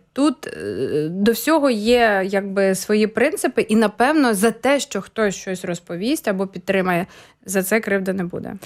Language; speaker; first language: Ukrainian; native; Ukrainian